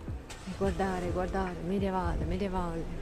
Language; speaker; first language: Italian; non-native, learner; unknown